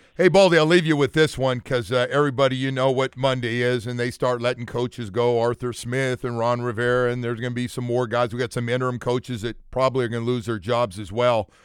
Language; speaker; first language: English; native; English